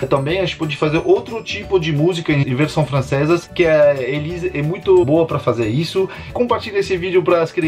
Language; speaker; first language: Portuguese; non-native, fluent; French